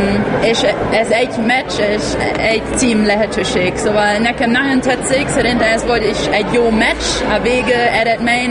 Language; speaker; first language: Hungarian; non-native, learner; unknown